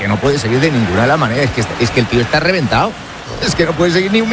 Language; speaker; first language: Spanish; native; Spanish